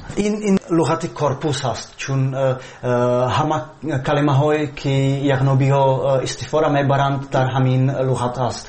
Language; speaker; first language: Persian; non-native, fluent; Czech